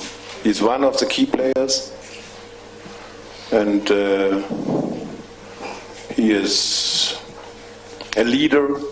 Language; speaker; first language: English; non-native, fluent; German